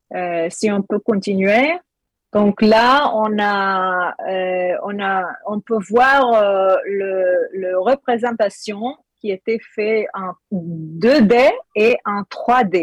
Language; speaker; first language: French; non-native, learner; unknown